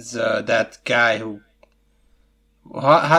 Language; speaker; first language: English; non-native, fluent; Hungarian